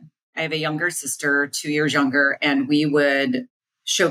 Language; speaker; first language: English; native; English